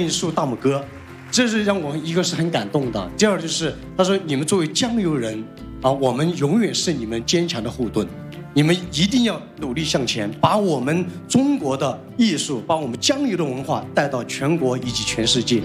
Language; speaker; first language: Chinese; native; Chinese